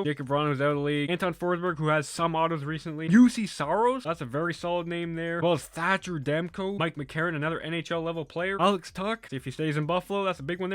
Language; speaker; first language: English; native; English